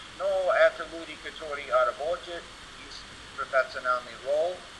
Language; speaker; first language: Russian; non-native, learner; English